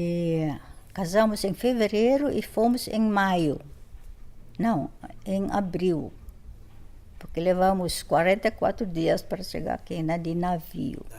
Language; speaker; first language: Portuguese; non-native, fluent; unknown